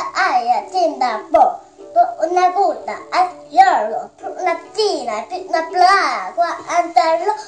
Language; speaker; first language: Spanish; non-native, learner; Korean